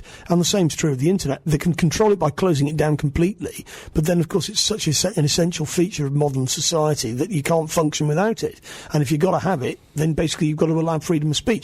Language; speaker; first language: English; native; English